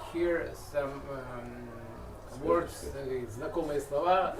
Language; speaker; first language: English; non-native, learner; Russian